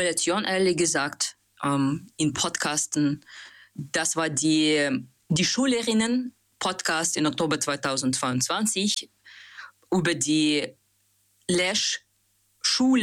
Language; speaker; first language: German; non-native, learner; Russian